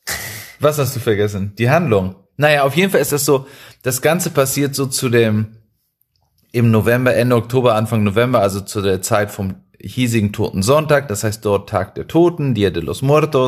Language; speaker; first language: German; non-native, fluent; Spanish